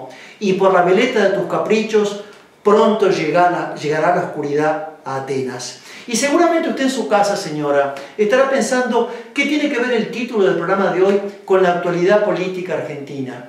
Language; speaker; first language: Spanish; native; Spanish